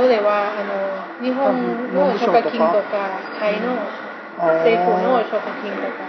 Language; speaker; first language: Japanese; non-native, learner; Thai